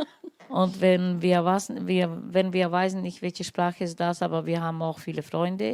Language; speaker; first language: German; non-native, learner; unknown